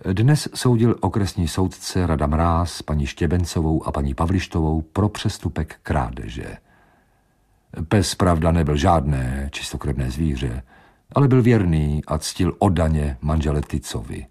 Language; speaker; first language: Czech; native; Czech